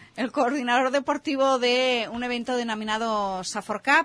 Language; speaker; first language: Spanish; native; Spanish